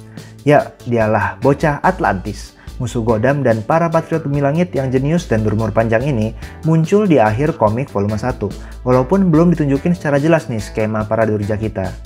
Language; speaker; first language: Indonesian; native; Indonesian